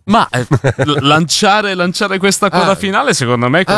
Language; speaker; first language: Italian; native; Italian